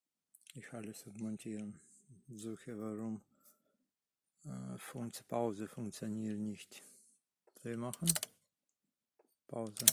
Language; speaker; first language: German; non-native, learner; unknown